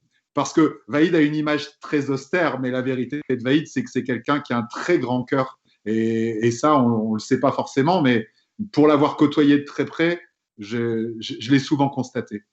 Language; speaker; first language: French; native; French